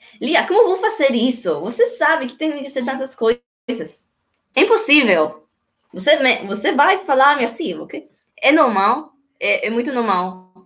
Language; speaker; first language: Portuguese; non-native, learner; Spanish